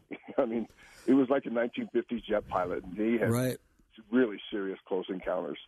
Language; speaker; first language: English; native; English